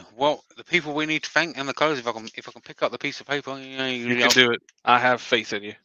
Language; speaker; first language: English; native; English